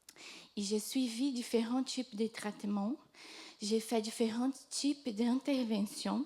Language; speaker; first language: French; non-native, fluent; Portuguese